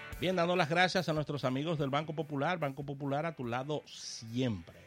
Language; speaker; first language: Spanish; native; Spanish